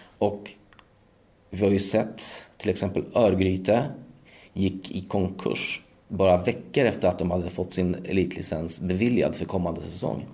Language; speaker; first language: Swedish; early bilingual, other home language; Polish